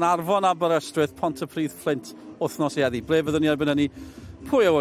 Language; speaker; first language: Welsh; native; Welsh